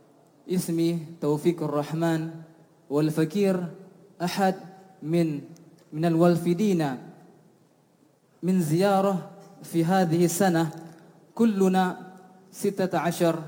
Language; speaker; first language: Arabic; non-native, learner; Indonesian